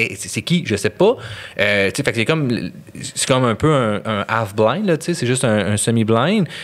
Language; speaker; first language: French; native; French